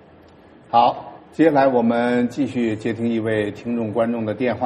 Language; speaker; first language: Chinese; native; Chinese